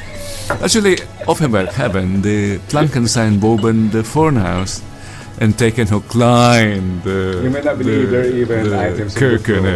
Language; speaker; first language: Dutch; non-native, learner; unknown